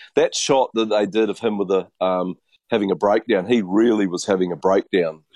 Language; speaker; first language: English; native; English